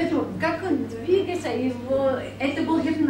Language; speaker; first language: Russian; non-native, learner; English